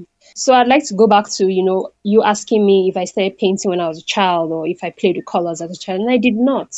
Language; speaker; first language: English; non-native, local second language; Igbo